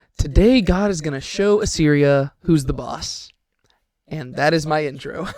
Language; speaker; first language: English; native; English